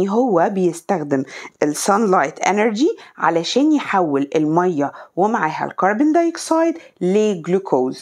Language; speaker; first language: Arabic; native; Arabic